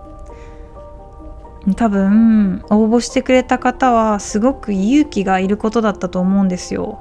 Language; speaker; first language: Japanese; native; Japanese